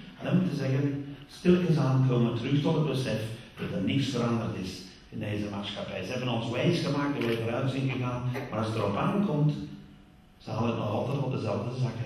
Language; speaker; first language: Dutch; non-native, fluent; English